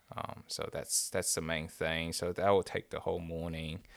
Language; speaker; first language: English; non-native, fluent; Chinese